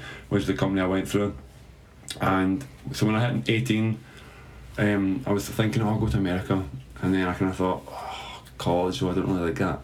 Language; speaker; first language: English; native; English